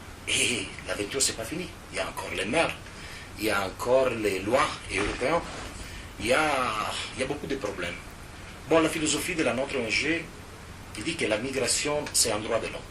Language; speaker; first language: French; non-native, fluent; Italian